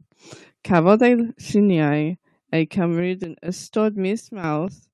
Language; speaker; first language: Welsh; non-native, learner; English